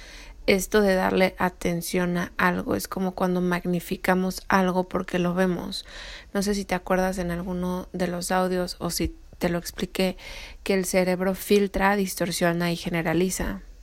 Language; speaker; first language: Spanish; native; Spanish